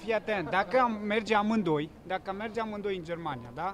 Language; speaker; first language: Romanian; non-native, local second language; Romany